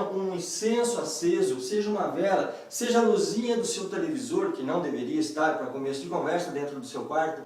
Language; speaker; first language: Portuguese; native; Portuguese